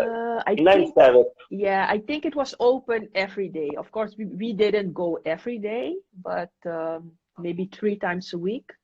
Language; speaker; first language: English; non-native, fluent; Dutch